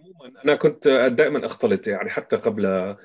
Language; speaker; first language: Arabic; non-native, fluent; German